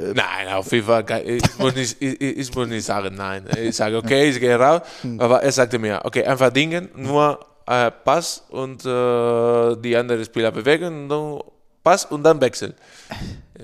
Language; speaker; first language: German; non-native, learner; Spanish